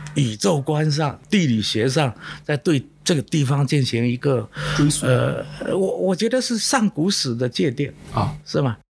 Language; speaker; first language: Chinese; non-native, local second language; Min Nan Chinese